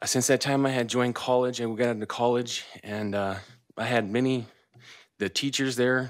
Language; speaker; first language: English; early bilingual, other home language; Spanish